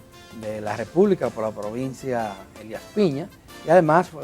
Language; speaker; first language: Spanish; native; Spanish